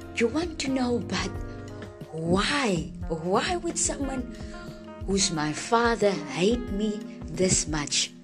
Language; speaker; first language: English; non-native, local second language; Afrikaans